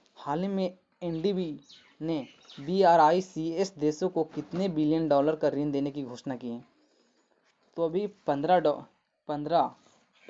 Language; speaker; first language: Hindi; native; Hindi